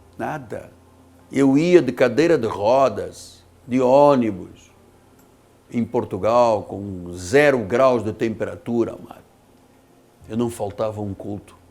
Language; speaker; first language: Portuguese; native; Portuguese